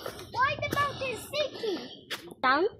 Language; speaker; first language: English; early bilingual, other home language; Nepali